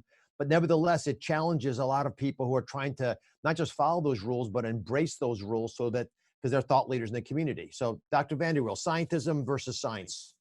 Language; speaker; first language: English; native; English